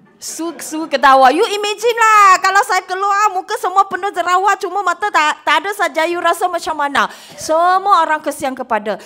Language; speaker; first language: Malay; non-native, local second language; Chinese